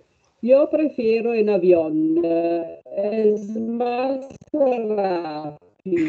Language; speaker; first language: Spanish; non-native, learner; Italian